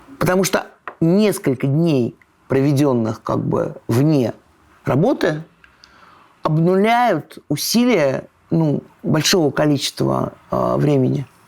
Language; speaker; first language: Russian; native; Russian